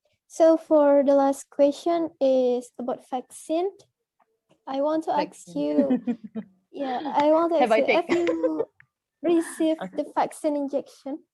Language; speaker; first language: English; non-native, learner; Indonesian